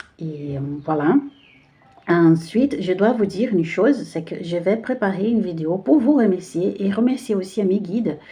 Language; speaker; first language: French; non-native, fluent; Portuguese